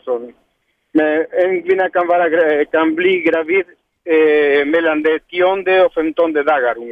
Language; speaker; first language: Swedish; non-native, learner; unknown